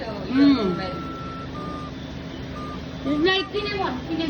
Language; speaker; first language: English; non-native, learner; Punjabi